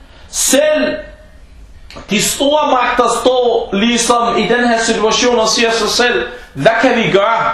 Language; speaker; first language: Danish; non-native, local second language; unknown